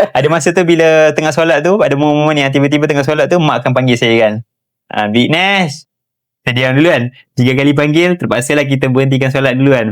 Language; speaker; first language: Malay; non-native, local second language; Tamil